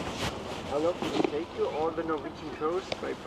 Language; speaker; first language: English; non-native, learner; Norwegian